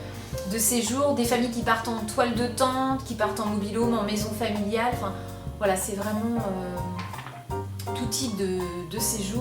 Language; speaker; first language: French; native; French